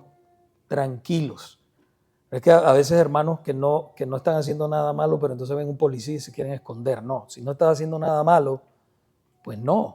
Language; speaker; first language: Spanish; native; Spanish